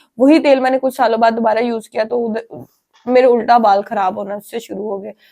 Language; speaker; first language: Urdu; non-native, local second language; Punjabi